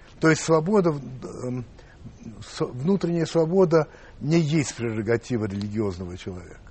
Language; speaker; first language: Russian; early bilingual, other home language; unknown